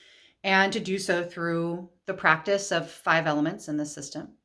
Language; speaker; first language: English; native; English